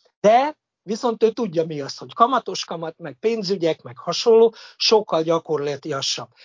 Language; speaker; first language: Hungarian; native; Hungarian